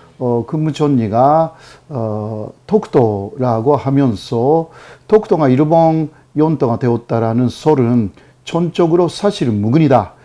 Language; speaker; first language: Korean; native; Korean